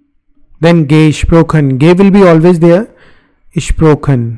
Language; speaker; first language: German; non-native, fluent; Hindi